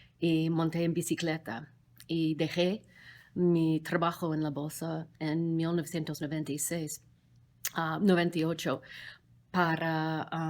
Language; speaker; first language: Spanish; non-native, fluent; English